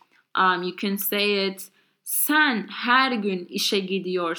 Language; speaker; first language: Turkish; non-native, learner; English